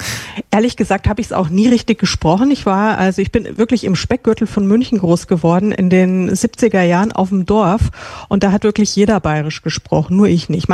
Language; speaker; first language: German; native; German